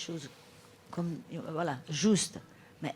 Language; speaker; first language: French; non-native, fluent; Italian